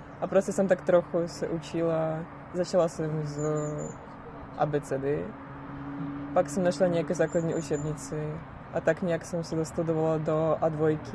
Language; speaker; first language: Czech; non-native, fluent; Russian